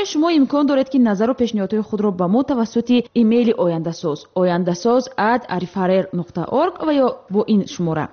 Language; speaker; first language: Tajik; native; Tajik